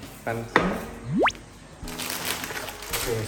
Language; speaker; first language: Indonesian; non-native, learner; German